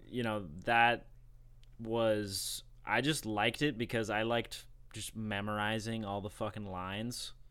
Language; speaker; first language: English; native; English